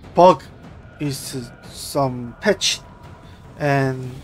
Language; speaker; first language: English; non-native, learner; Korean